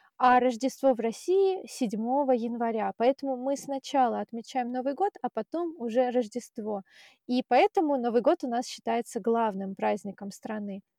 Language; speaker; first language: Russian; native; Russian